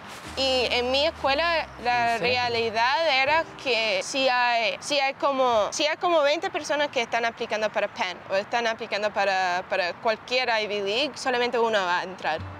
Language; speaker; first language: Spanish; early bilingual, heritage; Spanish